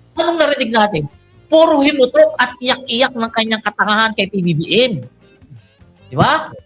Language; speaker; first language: Filipino; non-native, local second language; Iloko